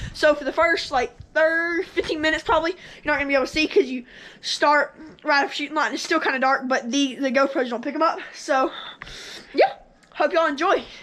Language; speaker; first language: English; native; English